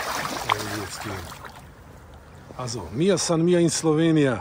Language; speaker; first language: German; non-native, learner; Slovenian